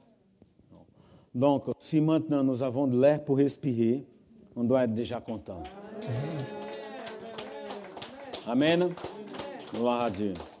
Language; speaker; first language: French; non-native, fluent; Portuguese